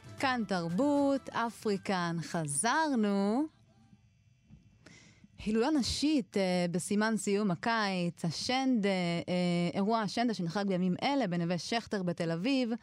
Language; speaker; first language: Hebrew; native; Hebrew